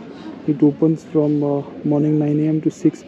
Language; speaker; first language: English; non-native, local second language; Hindi